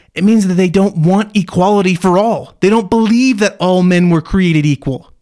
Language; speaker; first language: English; native; English